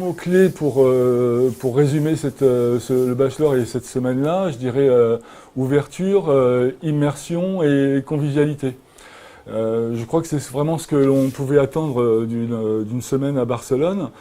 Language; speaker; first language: French; native; French